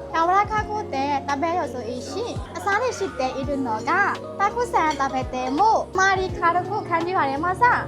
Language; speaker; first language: Japanese; non-native, learner; Burmese